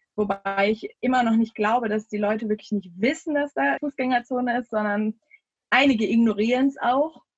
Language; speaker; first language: German; native; German